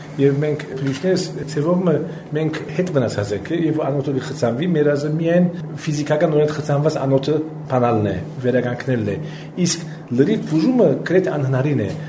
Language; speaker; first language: Armenian; early bilingual, heritage; Armenian